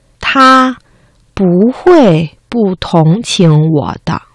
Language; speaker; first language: Chinese; non-native, fluent; Vietnamese